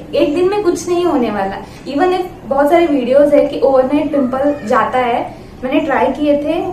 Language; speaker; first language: Hindi; non-native, local second language; Marathi